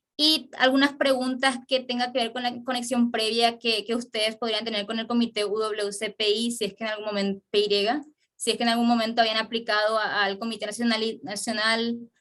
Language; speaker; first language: Spanish; native; Spanish